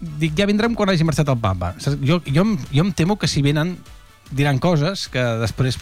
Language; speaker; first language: Catalan; native; Catalan